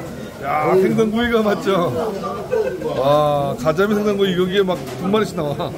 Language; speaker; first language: Korean; native; Korean